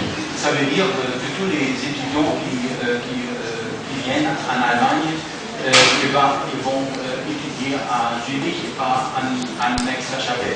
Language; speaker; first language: French; non-native, fluent; German